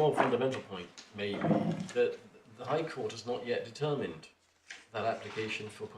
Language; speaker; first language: English; native; English